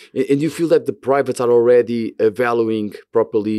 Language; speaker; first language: English; non-native, fluent; Portuguese